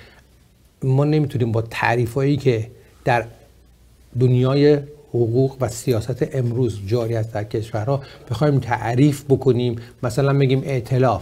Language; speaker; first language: Persian; native; Persian